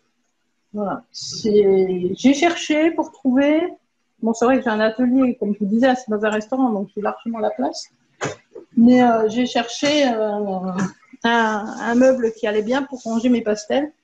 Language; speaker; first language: French; native; French